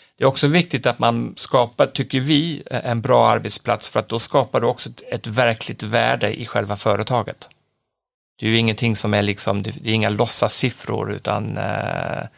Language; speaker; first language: Swedish; early bilingual, other home language; English